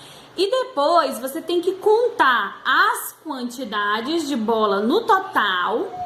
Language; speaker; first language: Portuguese; native; Portuguese